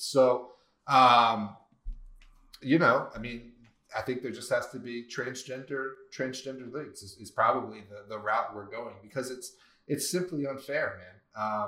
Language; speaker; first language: English; native; English